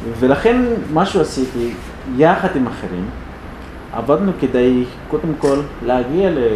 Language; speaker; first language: Hebrew; non-native, fluent; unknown